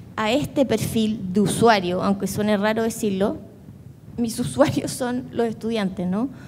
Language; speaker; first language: Spanish; native; Spanish